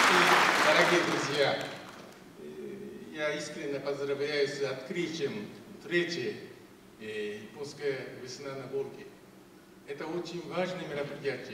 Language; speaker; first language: Russian; non-native, fluent; Japanese